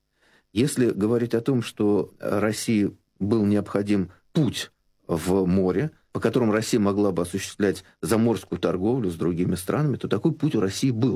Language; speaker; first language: Russian; native; Russian